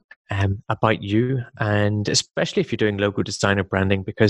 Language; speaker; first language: English; native; English